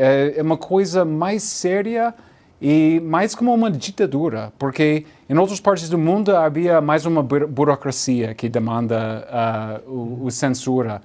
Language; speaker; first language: Portuguese; non-native, learner; English